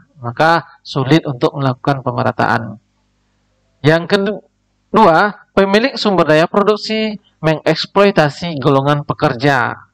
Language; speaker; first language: Indonesian; native; Indonesian